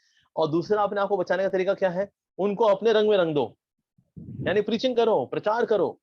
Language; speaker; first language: Hindi; native; Hindi